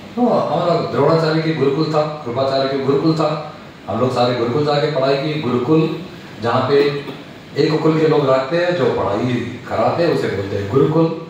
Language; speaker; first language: Hindi; non-native, local second language; Telugu